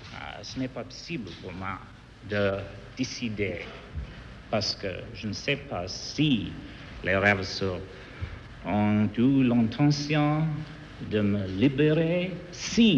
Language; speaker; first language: French; non-native, learner; English